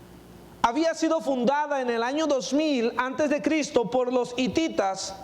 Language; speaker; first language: Spanish; native; Spanish